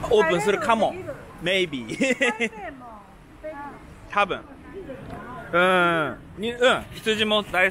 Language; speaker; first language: Japanese; native; Japanese